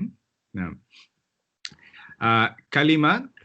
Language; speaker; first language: Arabic; non-native, fluent; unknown